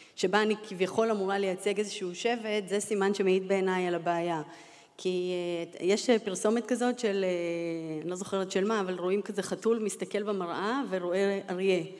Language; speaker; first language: Hebrew; early bilingual, other home language; Russian